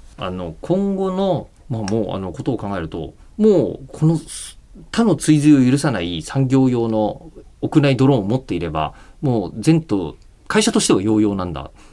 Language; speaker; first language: Japanese; native; Japanese